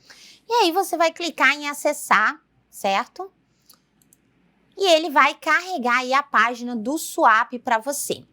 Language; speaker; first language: Portuguese; native; Portuguese